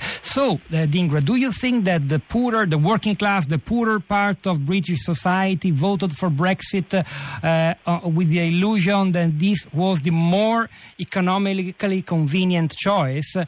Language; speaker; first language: English; non-native, fluent; Italian